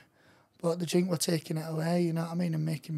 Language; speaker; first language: English; native; English